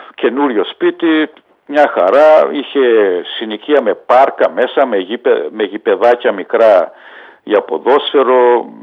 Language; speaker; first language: Greek; early bilingual, heritage; Hungarian